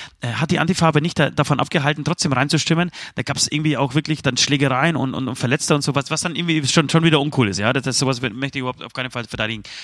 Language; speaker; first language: German; early bilingual, other home language; Polish